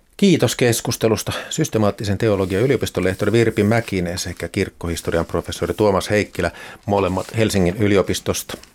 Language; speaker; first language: Finnish; native; Finnish